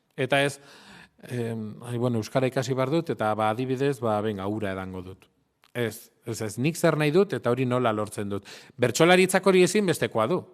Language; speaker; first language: Basque; non-native, local second language; Spanish